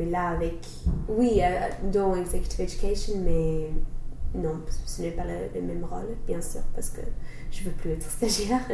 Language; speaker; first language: French; non-native, fluent; English